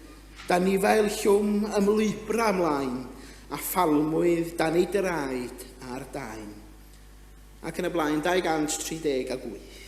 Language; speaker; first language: Welsh; native; Welsh